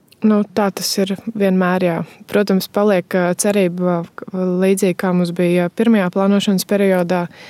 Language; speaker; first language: Latvian; native; Latvian